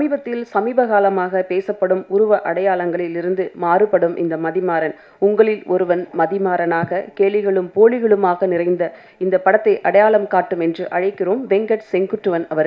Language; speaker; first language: Tamil; native; Tamil